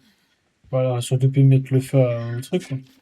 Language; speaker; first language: French; native; French